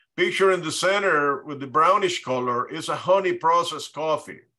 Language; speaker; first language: English; non-native, fluent; Spanish